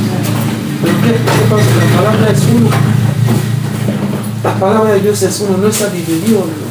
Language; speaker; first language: Spanish; non-native, learner; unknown